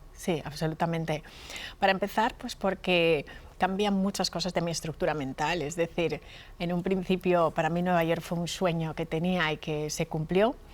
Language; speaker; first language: Spanish; early bilingual, other home language; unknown